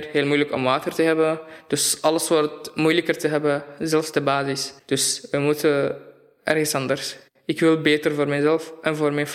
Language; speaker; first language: Dutch; non-native, fluent; Arabic